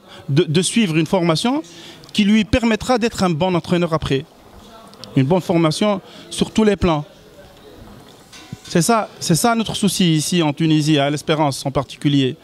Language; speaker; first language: French; non-native, local second language; Arabic